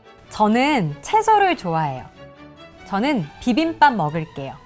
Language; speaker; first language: Korean; early bilingual, heritage; Korean